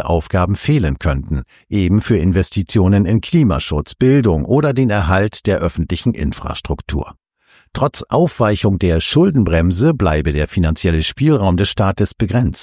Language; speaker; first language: German; native; German